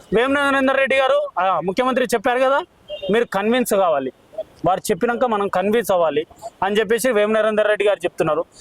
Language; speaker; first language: Telugu; non-native, local second language; Lambadi